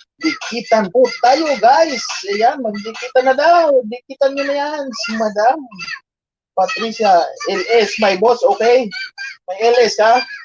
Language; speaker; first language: Filipino; non-native, local second language; Bikol